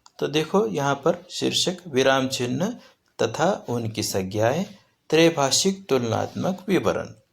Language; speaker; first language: Hindi; non-native, local second language; Marathi